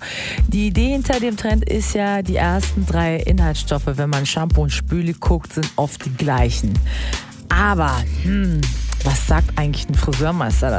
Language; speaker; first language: German; native; German